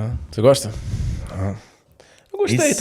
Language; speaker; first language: Portuguese; non-native, fluent; Swedish